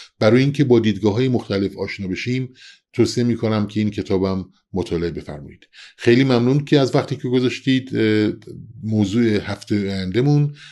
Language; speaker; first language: Persian; non-native, local second language; Central Kurdish